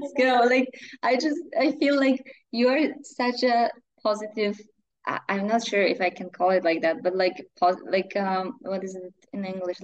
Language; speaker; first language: English; non-native, fluent; Polish